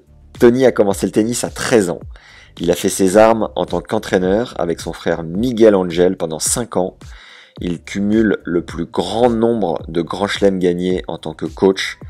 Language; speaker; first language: French; native; French